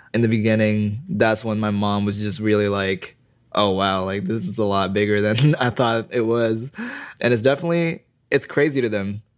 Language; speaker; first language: English; non-native, fluent; Indonesian